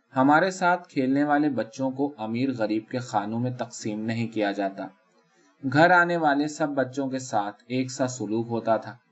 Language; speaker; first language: Urdu; native; Urdu